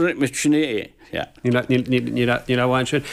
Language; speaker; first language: Irish; native; Irish